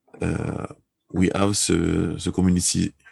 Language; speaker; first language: English; non-native, learner; French